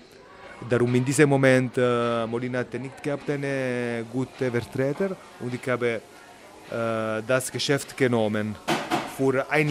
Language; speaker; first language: German; non-native, learner; Italian